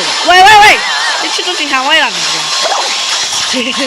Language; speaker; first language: Chinese; early bilingual, heritage; Cantonese